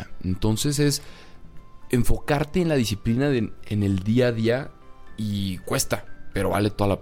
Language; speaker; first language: Spanish; native; Spanish